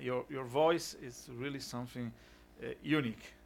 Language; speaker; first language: English; non-native, fluent; Italian